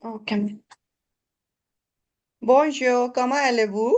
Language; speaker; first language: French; non-native, learner; Punjabi